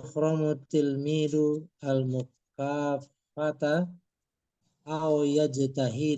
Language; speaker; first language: Arabic; non-native, learner; Indonesian